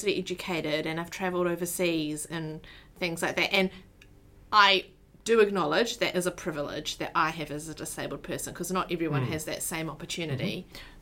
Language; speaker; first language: English; native; English